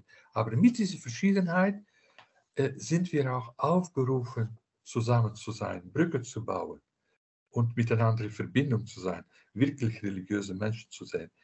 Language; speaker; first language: German; non-native, fluent; Dutch